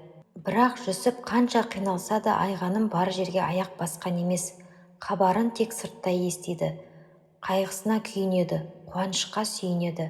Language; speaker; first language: Kazakh; native; Kazakh